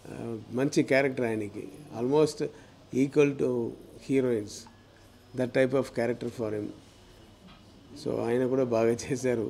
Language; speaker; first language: Telugu; non-native, learner; Tamil